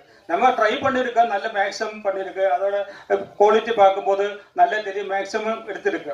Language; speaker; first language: Tamil; non-native, local second language; Malayalam